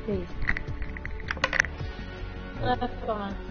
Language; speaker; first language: Arabic; native; Arabic